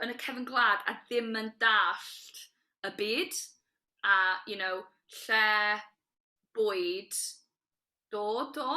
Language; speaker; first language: Welsh; non-native, local second language; English